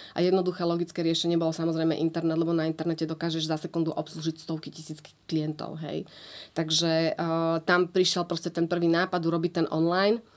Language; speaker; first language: Slovak; native; Slovak